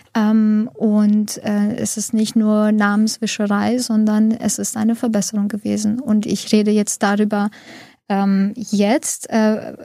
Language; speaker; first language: German; early bilingual, other home language; Romanian